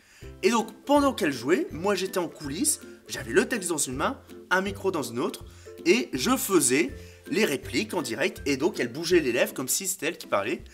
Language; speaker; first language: French; native; French